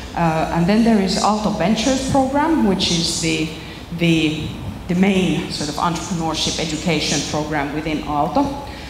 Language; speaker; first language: English; non-native, fluent; Finnish